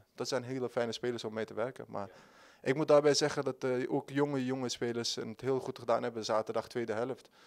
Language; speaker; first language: Dutch; native; Dutch